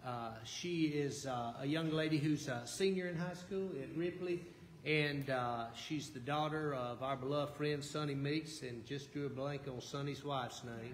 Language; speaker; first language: English; native; English